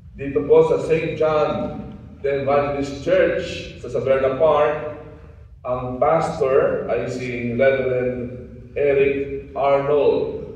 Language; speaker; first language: Filipino; non-native, local second language; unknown